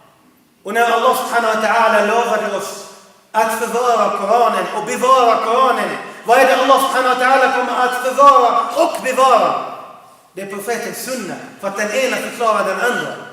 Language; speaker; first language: Swedish; non-native, fluent; Arabic